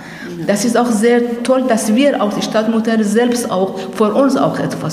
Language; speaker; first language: German; non-native, learner; Persian